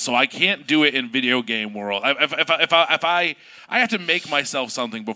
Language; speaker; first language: English; native; English